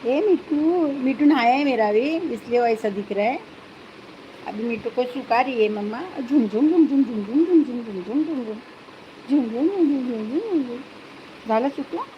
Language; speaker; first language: Hindi; non-native, local second language; Marathi